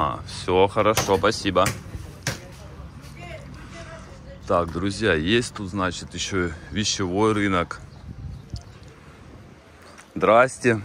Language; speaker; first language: Russian; native; Russian